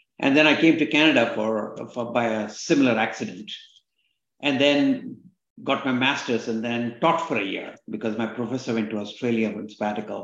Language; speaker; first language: English; non-native, local second language; Kannada